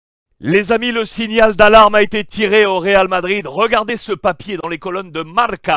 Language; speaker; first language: French; native; French